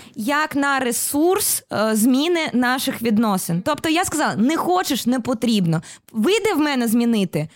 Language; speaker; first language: Ukrainian; non-native, local second language; Russian